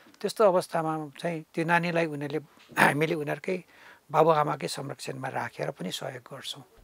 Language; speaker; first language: Nepali; native; Nepali